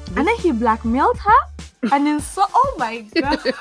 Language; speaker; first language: English; non-native, local second language; Hausa